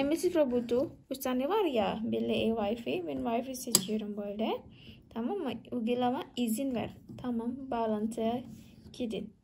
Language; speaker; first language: Turkish; non-native, learner; Indonesian